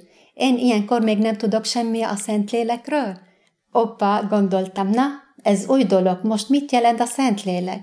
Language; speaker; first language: Hungarian; non-native, fluent; Arabic